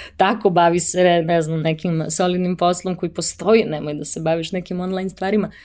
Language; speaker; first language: Serbian; native; Serbian